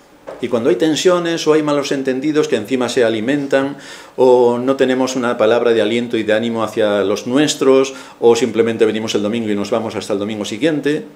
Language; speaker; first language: Spanish; native; Spanish